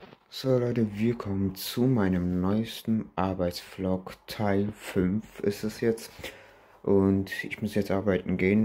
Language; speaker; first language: German; early bilingual, other home language; Turkish